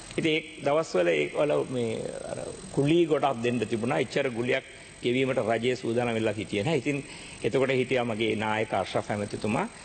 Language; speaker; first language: Sinhala; non-native, local second language; Tamil